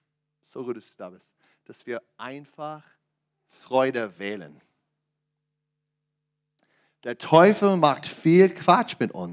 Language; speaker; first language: German; non-native, learner; English